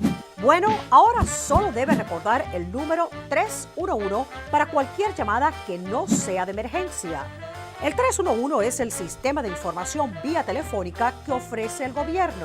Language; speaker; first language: Spanish; native; Spanish